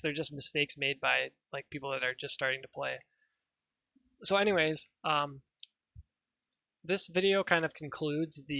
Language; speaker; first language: English; native; English